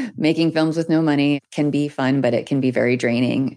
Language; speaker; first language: English; native; English